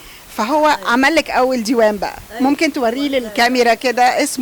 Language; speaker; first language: Arabic; native; Arabic